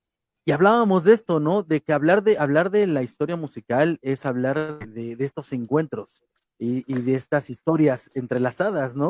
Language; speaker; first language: Spanish; native; Spanish